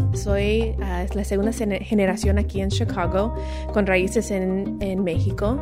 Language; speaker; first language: Spanish; early bilingual, other home language; English